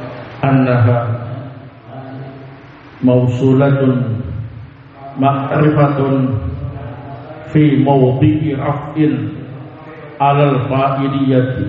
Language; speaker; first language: Arabic; non-native, fluent; Indonesian